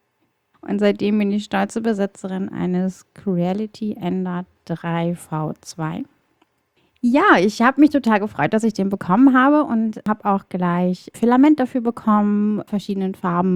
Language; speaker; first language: German; native; German